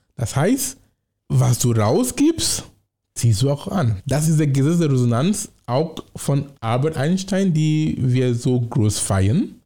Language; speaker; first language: German; non-native, fluent; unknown